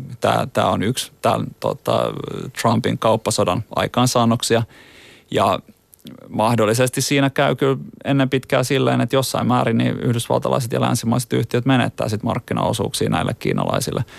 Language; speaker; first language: Finnish; native; Finnish